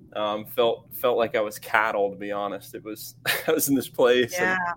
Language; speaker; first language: English; native; English